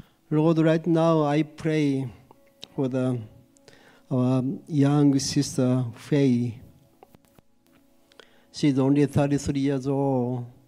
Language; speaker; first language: English; non-native, fluent; Japanese